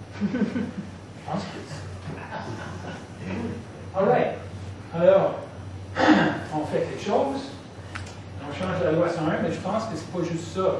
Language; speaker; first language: French; non-native, local second language; English